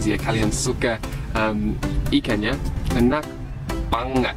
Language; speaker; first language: Indonesian; non-native, learner; English